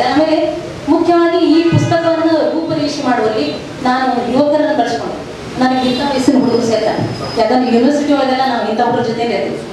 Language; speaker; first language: Kannada; native; Kannada